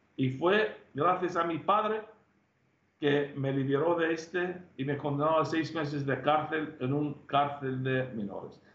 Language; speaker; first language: Spanish; non-native, fluent; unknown